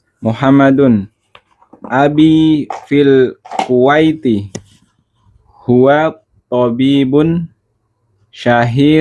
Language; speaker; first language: Arabic; non-native, learner; Indonesian